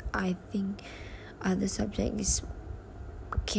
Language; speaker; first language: English; non-native, learner; Malay